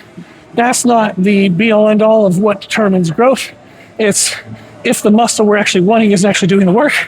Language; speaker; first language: English; native; English